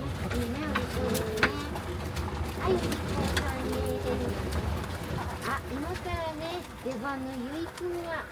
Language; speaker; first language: Japanese; native; Japanese